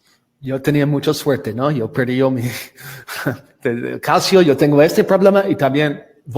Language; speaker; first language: Spanish; non-native, learner; English